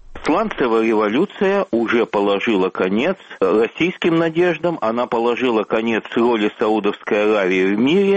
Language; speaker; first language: Russian; native; Russian